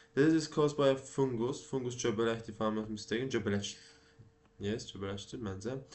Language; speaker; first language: English; non-native, learner; Azerbaijani